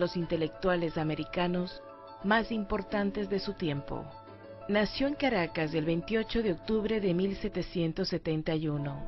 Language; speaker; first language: Spanish; native; Spanish